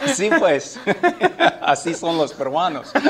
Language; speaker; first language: Spanish; non-native, fluent; English